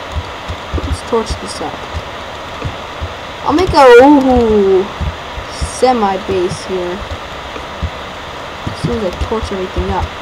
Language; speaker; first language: English; native; English